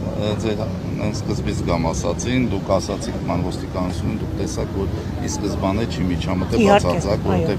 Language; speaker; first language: Armenian; native; Armenian